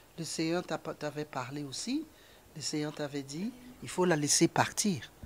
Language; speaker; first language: French; non-native, local second language; Haitian Creole